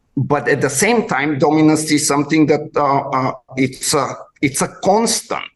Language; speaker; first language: English; non-native, fluent; Bulgarian